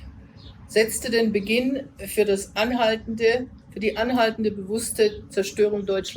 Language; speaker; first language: German; native; German